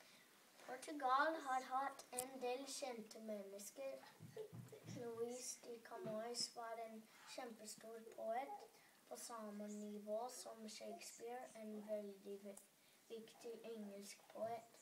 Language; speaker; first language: Norwegian; early bilingual, other home language; English